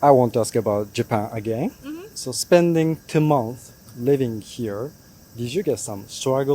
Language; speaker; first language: English; non-native, learner; Japanese